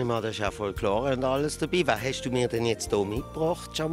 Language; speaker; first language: German; native; German